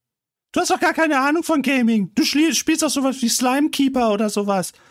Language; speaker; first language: German; native; German